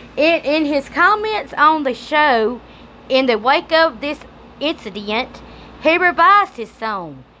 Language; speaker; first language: English; native; English